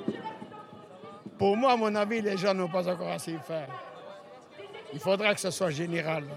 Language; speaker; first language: French; early bilingual, other home language; Spanish